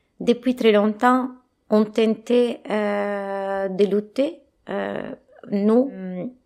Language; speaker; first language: French; non-native, fluent; Italian